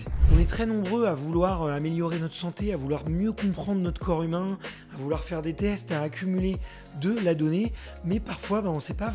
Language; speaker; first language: French; native; French